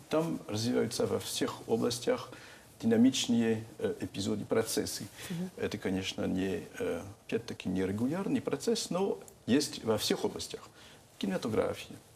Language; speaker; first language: Russian; non-native, fluent; French